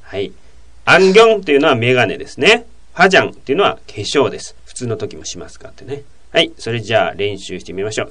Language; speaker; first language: Japanese; native; Japanese